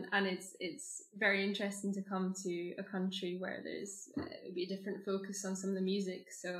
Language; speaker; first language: English; native; English